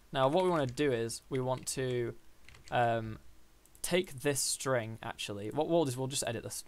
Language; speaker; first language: English; native; English